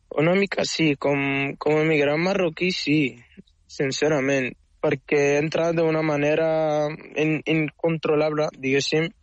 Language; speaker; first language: Catalan; non-native, fluent; Arabic